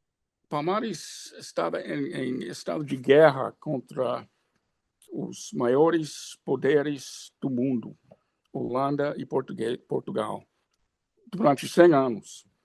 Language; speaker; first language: Portuguese; non-native, fluent; English